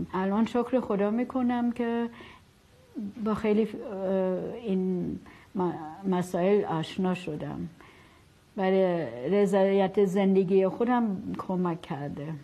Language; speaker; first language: Persian; non-native, fluent; German